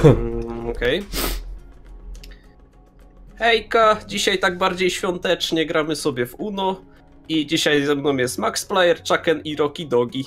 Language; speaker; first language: Polish; native; Polish